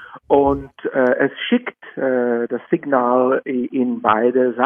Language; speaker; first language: German; non-native, fluent; Czech